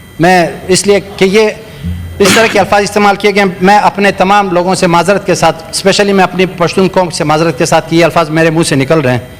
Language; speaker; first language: Urdu; non-native, local second language; Pashto